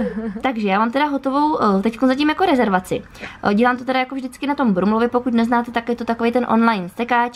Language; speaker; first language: Czech; native; Czech